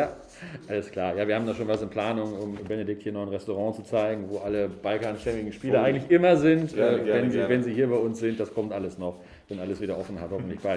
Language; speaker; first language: German; native; German